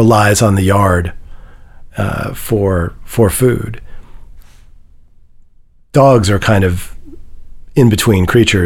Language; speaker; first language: English; native; English